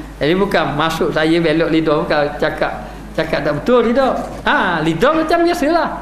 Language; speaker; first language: Malay; native; Malay